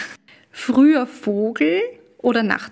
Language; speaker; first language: German; native; German